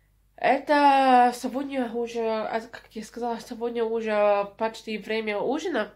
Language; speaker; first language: Russian; non-native, fluent; English